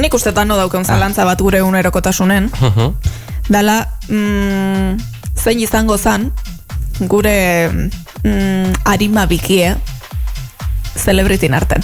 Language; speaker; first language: Basque; native; Basque